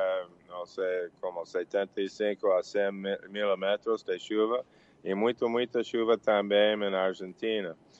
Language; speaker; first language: Portuguese; non-native, learner; English